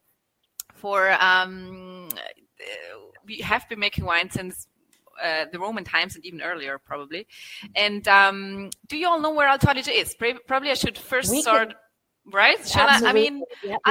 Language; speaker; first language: English; non-native, fluent; German